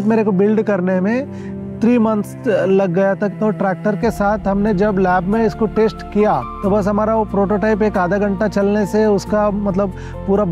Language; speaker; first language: Hindi; non-native, local second language; Telugu